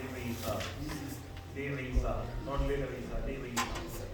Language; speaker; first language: Arabic; non-native, fluent; Urdu